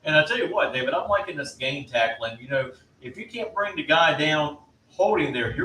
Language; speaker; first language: English; native; English